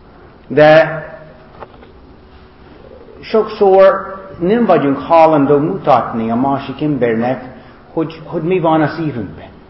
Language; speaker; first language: Hungarian; non-native, learner; English